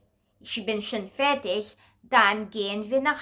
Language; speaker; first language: German; non-native, learner; Filipino